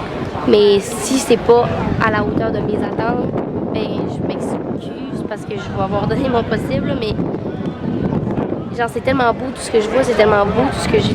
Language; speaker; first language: French; native; French